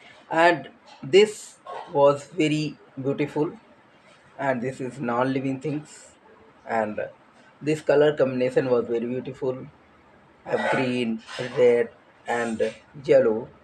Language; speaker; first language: English; non-native, learner; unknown